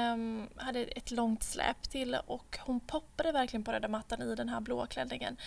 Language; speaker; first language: Swedish; native; Swedish